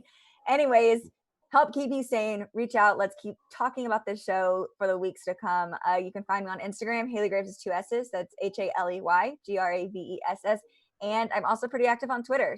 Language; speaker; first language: English; native; English